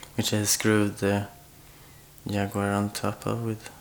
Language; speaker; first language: English; non-native, fluent; Swedish